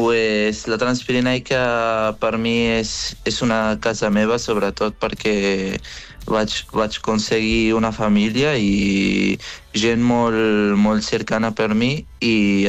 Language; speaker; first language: Catalan; non-native, fluent; Arabic